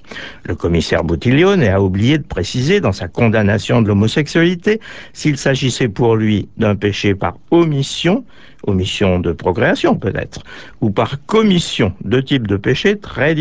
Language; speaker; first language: French; native; French